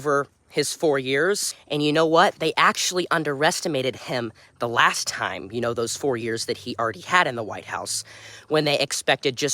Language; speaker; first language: English; native; English